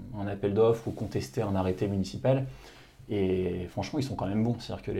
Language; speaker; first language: French; native; French